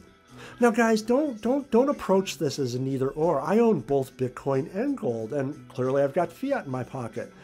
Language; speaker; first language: English; native; English